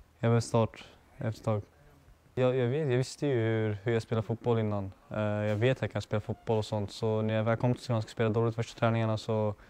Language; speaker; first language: Swedish; early bilingual, other home language; Assyrian Neo-Aramaic